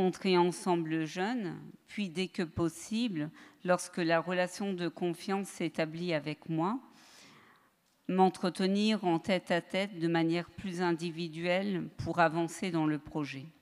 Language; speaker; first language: French; native; French